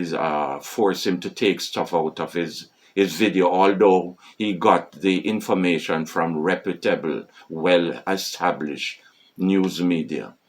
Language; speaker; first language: English; non-native, fluent; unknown